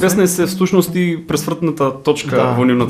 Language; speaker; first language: Macedonian; native; Macedonian